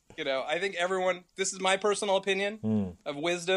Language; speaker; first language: English; native; English